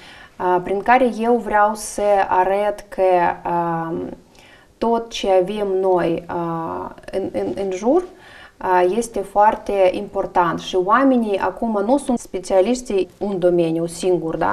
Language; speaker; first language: Romanian; non-native, learner; Russian